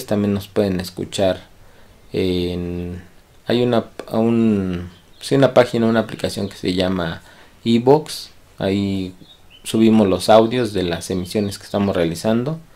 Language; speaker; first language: Spanish; native; Spanish